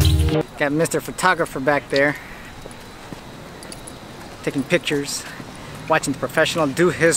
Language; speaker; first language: English; native; English